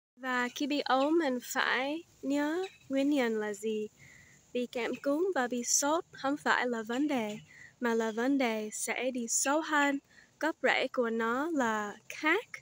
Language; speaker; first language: Vietnamese; early bilingual, heritage; Vietnamese